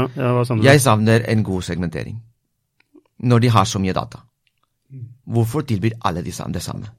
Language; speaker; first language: Norwegian; non-native, fluent; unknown